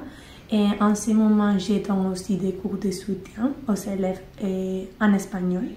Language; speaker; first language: French; non-native, learner; Spanish